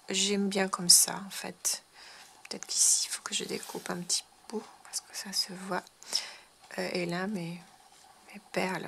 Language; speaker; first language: French; non-native, fluent; Spanish